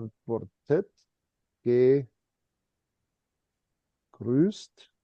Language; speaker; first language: German; non-native, fluent; English